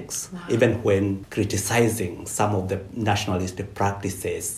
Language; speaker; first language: English; non-native, local second language; Kikuyu